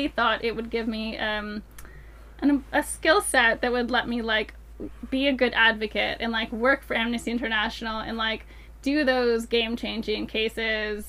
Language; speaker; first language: English; native; English